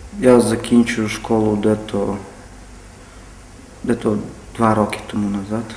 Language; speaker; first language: Ukrainian; non-native, local second language; Romany